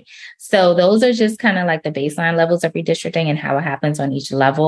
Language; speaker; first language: English; native; English